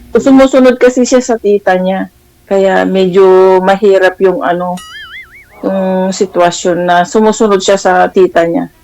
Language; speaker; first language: Filipino; non-native, local second language; Iloko